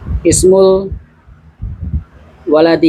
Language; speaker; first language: Arabic; non-native, learner; Indonesian